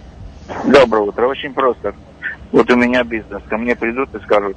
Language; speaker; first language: Russian; native; Russian